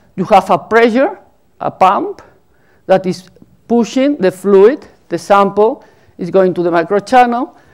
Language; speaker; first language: English; non-native, fluent; Spanish